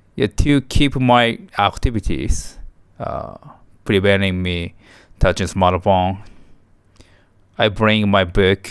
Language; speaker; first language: English; non-native, learner; Japanese